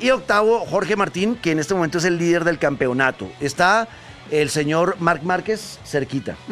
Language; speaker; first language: Spanish; native; Spanish